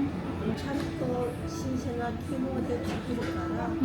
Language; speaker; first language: Japanese; non-native, learner; Korean